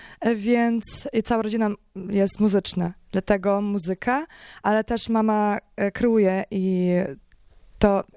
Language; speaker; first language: Polish; non-native, learner; Ukrainian